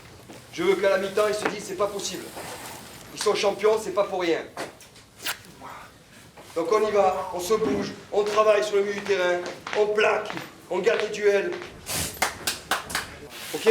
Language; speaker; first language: French; native; French